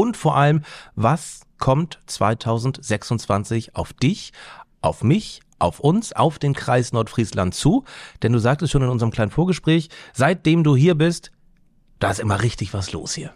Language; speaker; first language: German; native; German